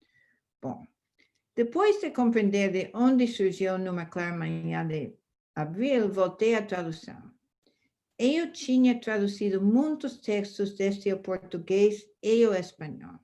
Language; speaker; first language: Portuguese; non-native, fluent; English